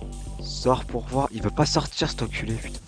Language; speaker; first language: French; native; French